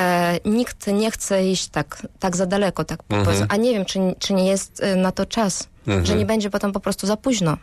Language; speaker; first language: Polish; non-native, fluent; Russian